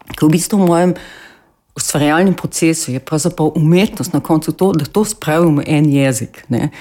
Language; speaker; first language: Slovenian; native; Slovenian